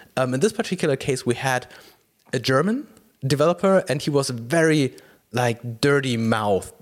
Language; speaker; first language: English; non-native, fluent; German